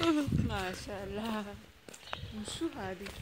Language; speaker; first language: Arabic; non-native, learner; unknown